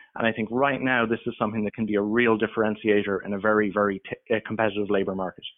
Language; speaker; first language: English; native; English